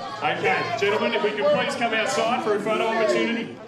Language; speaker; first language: English; native; English